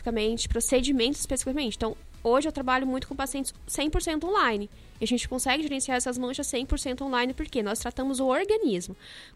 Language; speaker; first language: Portuguese; native; Portuguese